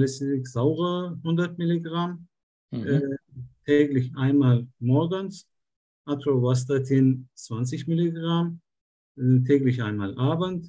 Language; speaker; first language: German; non-native, learner; Turkish